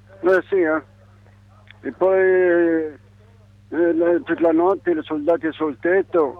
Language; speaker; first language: Italian; non-native, learner; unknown